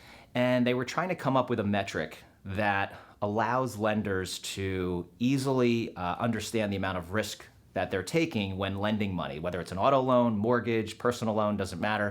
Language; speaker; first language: English; native; English